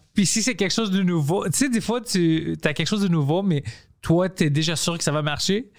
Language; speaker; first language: French; non-native, local second language; English